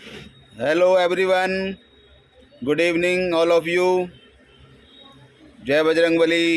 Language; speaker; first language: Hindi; native; Hindi